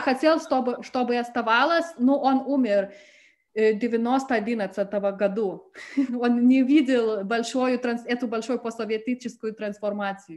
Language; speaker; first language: Russian; non-native, fluent; Lithuanian